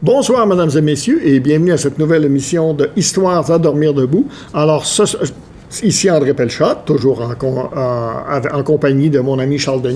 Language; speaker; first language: French; native; French